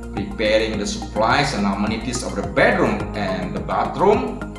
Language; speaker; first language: English; non-native, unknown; Indonesian